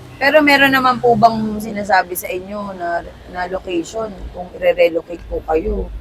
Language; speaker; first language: Filipino; native; Filipino